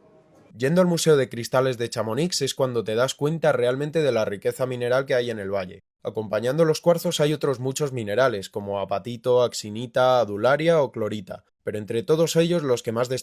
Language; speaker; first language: Spanish; native; Spanish